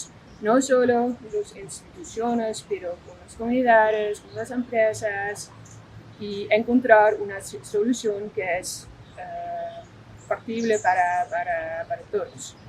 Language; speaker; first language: Spanish; non-native, fluent; Dutch